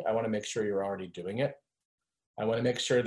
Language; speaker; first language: English; native; English